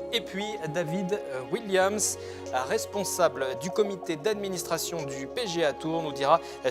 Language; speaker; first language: French; native; French